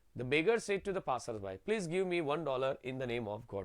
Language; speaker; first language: English; non-native, local second language; Gujarati